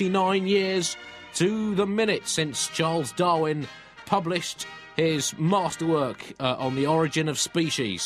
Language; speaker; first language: English; native; English